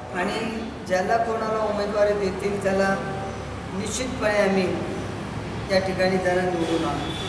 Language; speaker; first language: Marathi; native; Marathi